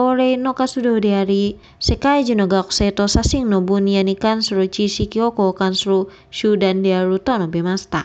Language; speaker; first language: Japanese; non-native, fluent; Indonesian